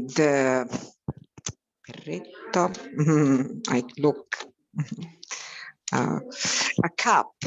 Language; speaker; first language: English; non-native, learner; Italian